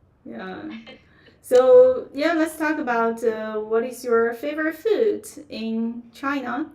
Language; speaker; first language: English; non-native, fluent; Chinese